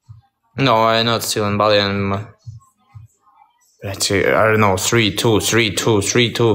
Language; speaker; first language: English; non-native, learner; Russian